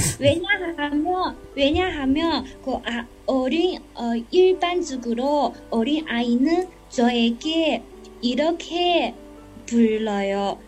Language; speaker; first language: Korean; non-native, learner; Chinese